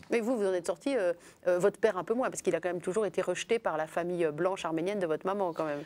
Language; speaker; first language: French; native; French